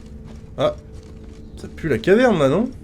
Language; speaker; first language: French; native; French